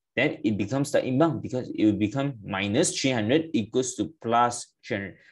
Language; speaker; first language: English; non-native, local second language; Malay